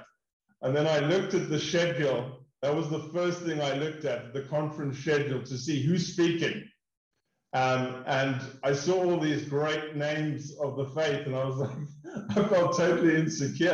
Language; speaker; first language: English; native; English